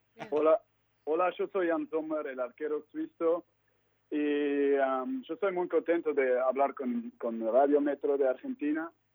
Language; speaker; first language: Spanish; non-native, learner; Swiss German